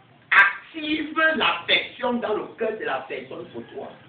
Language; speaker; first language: French; non-native, local second language; English